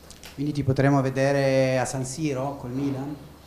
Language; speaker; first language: Italian; native; Italian